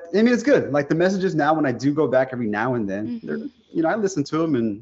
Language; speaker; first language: English; native; English